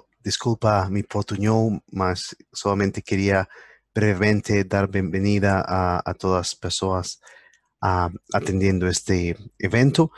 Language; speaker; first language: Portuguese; non-native, learner; Spanish